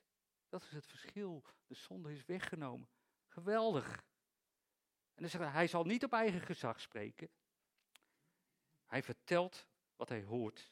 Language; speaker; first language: Dutch; native; Dutch